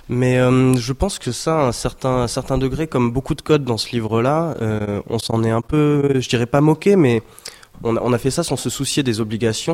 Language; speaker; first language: French; native; French